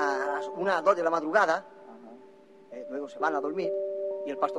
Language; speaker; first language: Spanish; non-native, local second language; Catalan